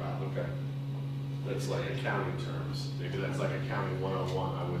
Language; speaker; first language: English; native; English